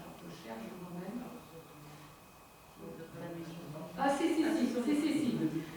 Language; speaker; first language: French; native; French